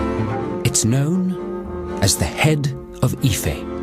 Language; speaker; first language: English; native; English